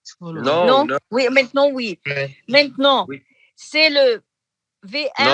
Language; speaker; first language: French; non-native, learner; Arabic